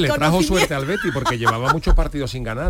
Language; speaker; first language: Spanish; native; Spanish